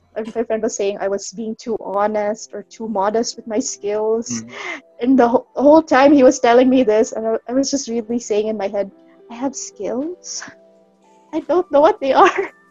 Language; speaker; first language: English; non-native, local second language; Cebuano